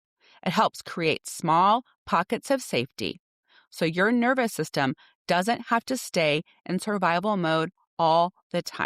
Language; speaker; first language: English; native; English